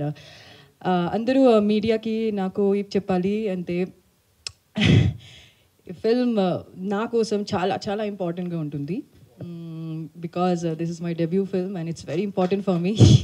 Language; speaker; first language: Telugu; native; Telugu